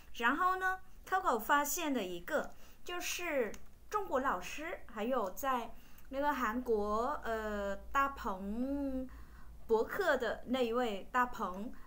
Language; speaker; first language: Chinese; non-native, fluent; Vietnamese